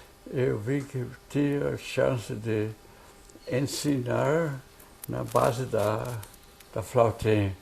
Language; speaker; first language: Portuguese; non-native, fluent; German